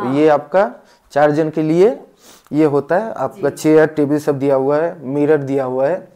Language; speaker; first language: Hindi; non-native, local second language; Bangla